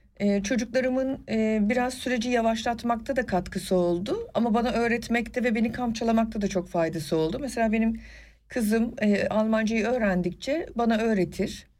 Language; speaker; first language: Turkish; non-native, local second language; Kurdish